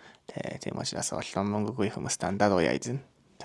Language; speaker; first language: Mongolian; non-native, learner; Japanese